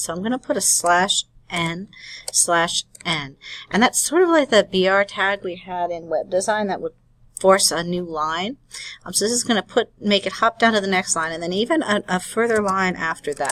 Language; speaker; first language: English; native; English